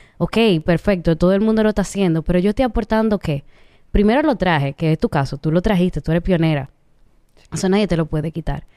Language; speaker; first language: Spanish; native; Spanish